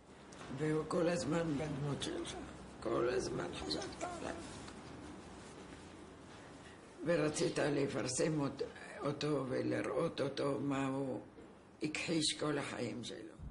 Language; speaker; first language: Hebrew; non-native, fluent; Arabic